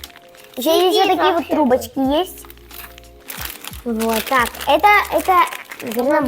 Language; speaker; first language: Russian; native; Russian